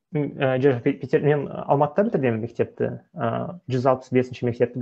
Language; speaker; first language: Kazakh; non-native, local second language; Russian